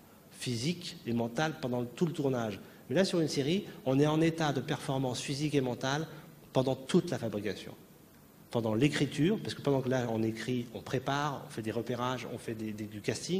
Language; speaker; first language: French; native; French